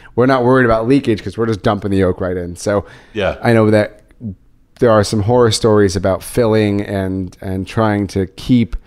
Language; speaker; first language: English; native; English